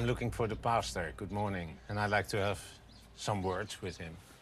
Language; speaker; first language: English; non-native, fluent; Dutch